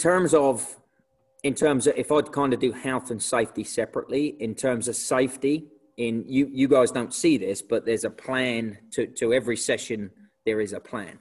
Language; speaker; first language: English; native; English